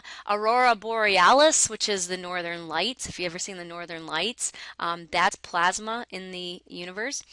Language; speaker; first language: English; native; English